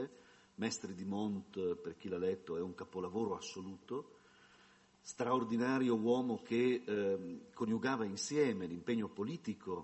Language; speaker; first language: Italian; native; Italian